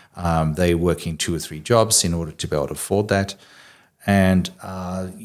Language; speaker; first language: English; native; English